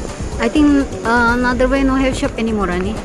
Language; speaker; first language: English; non-native, learner; Indonesian